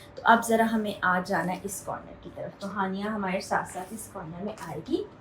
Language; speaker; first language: Urdu; native; Urdu